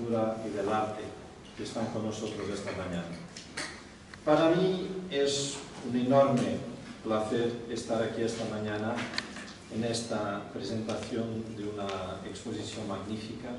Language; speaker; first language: Spanish; non-native, fluent; Portuguese